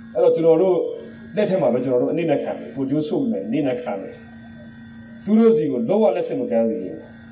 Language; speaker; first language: Burmese; non-native, local second language; S'gaw Karen